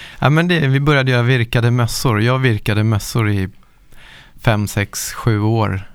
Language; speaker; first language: Swedish; native; Swedish